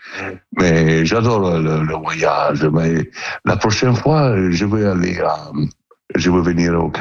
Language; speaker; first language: French; non-native, learner; Italian